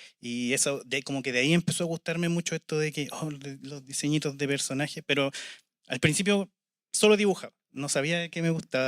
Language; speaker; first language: Spanish; native; Spanish